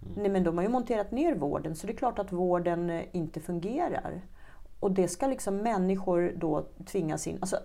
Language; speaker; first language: Swedish; early bilingual, other home language; Czech